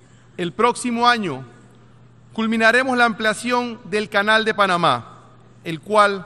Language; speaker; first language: Spanish; native; Spanish